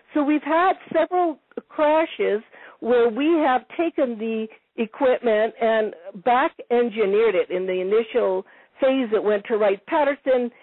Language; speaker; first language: English; non-native, fluent; Italian